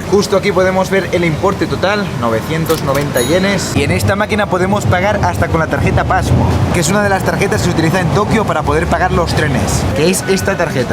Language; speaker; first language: Spanish; native; Spanish